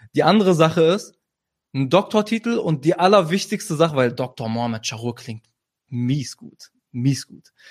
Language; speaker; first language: German; early bilingual, other home language; Arabic